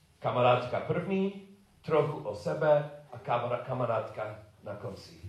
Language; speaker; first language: Czech; non-native, learner; English